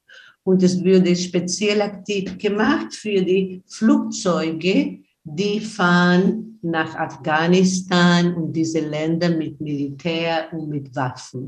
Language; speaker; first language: German; non-native, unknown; Spanish